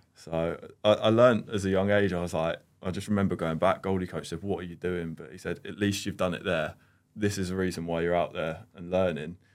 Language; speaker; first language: English; native; English